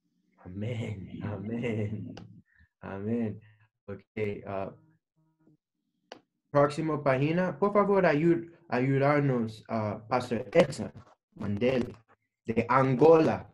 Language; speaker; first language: Spanish; non-native, learner; English